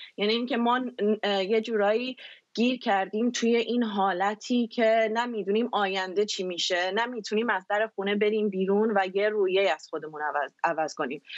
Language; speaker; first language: Persian; early bilingual, heritage; Persian